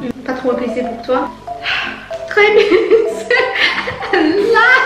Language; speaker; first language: French; non-native, fluent; Chinese